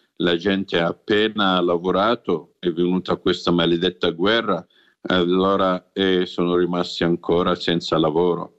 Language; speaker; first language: Italian; non-native, fluent; Arabic